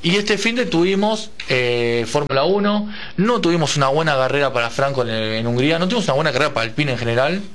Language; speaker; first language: Spanish; native; Spanish